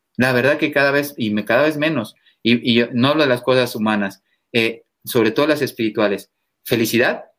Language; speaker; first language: Spanish; native; Spanish